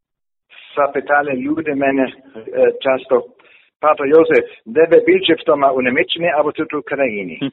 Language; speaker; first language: Ukrainian; non-native, learner; German